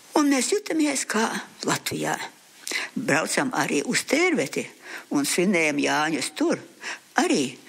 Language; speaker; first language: Latvian; early bilingual, heritage; Latvian